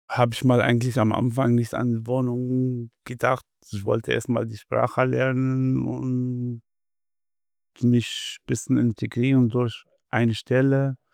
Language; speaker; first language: German; non-native, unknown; Arabic